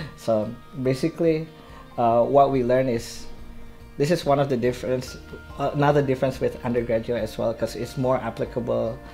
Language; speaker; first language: English; non-native, fluent; Indonesian